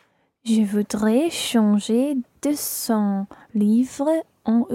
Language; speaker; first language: French; non-native, learner; English